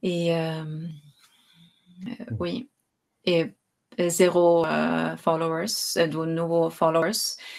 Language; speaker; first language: French; non-native, fluent; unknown